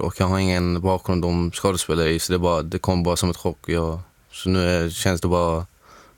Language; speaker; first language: Swedish; non-native, fluent; Arabic